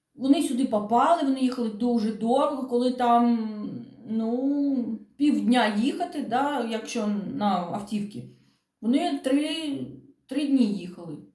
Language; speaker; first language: Ukrainian; non-native, local second language; Russian